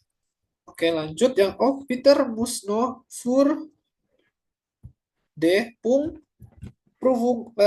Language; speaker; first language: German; non-native, learner; Indonesian